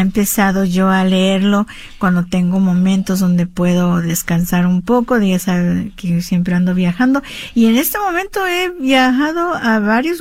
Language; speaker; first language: Spanish; early bilingual, heritage; Spanish